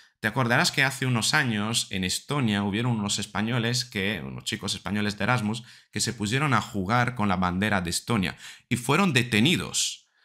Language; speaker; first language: Spanish; non-native, fluent; Italian